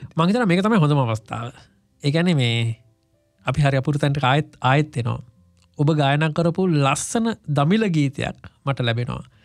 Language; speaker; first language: Sinhala; native; Sinhala